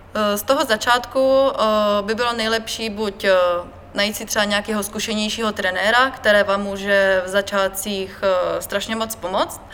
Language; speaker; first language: Czech; native; Czech